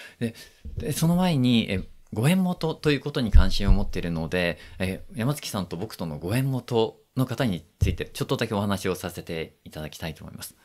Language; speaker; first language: Japanese; native; Japanese